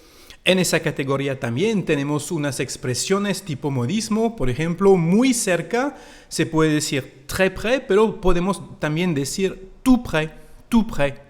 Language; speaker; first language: Spanish; non-native, fluent; French